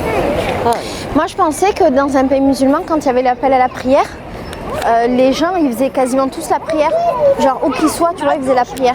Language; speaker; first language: French; native; French